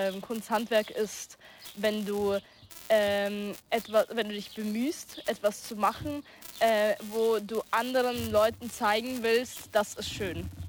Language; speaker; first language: German; early bilingual, other home language; Russian